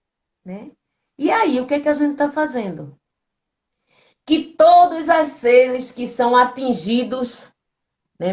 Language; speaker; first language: Portuguese; native; Portuguese